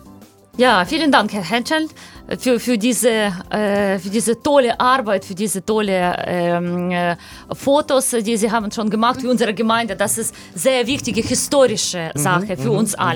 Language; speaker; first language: German; non-native, learner; Ukrainian